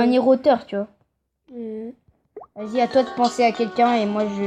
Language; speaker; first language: French; native; French